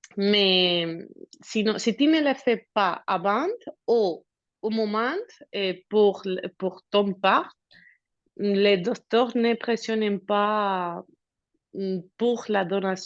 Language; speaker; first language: French; non-native, learner; Spanish